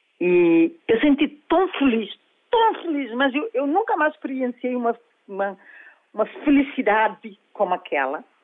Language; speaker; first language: Portuguese; non-native, local second language; Kabuverdianu